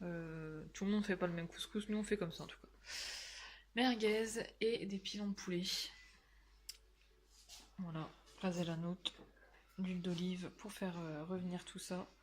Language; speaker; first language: French; native; French